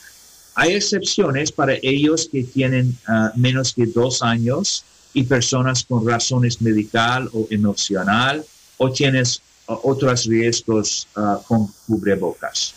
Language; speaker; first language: Spanish; non-native, learner; English